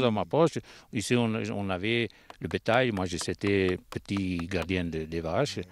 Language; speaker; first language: French; non-native, local second language; Italian